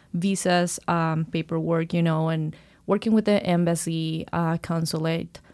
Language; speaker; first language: English; non-native, fluent; Spanish